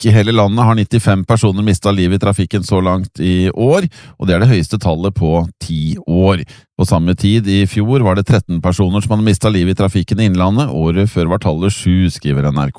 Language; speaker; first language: Norwegian; native; Norwegian